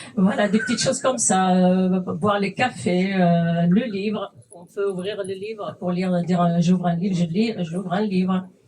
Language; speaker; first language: French; non-native, fluent; Kabyle